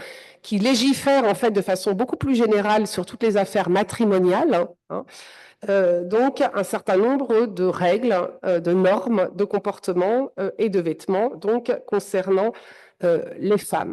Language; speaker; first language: French; native; French